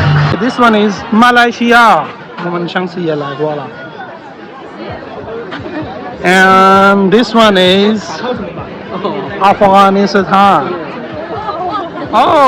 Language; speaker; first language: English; non-native, learner; Urdu